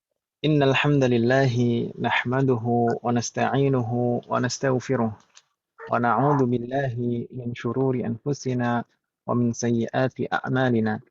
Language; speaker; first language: Arabic; non-native, fluent; Indonesian